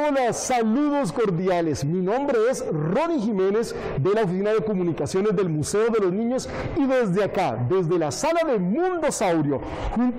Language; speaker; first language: Spanish; native; Spanish